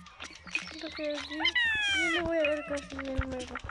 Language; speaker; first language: Spanish; early bilingual, heritage; Spanish